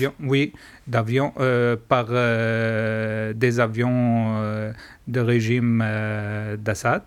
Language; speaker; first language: French; non-native, learner; Arabic